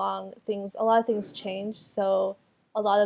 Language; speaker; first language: English; early bilingual, other home language; Cantonese